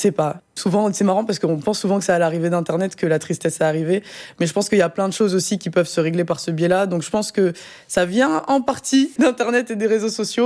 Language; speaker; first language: French; native; French